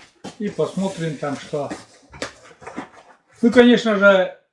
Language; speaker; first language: Russian; native; Russian